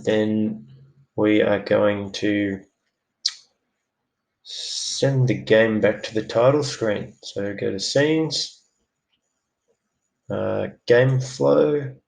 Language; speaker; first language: English; native; English